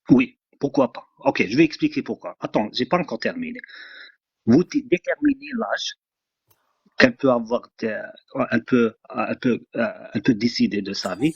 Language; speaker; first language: French; non-native, local second language; Arabic